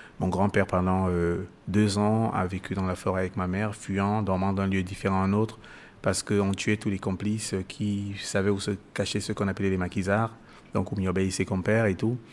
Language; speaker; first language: French; non-native, local second language; Basaa